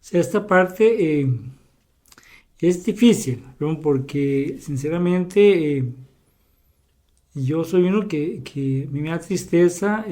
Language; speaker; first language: Spanish; native; Spanish